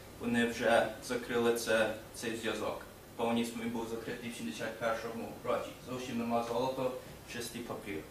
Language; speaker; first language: Ukrainian; early bilingual, heritage; Ukrainian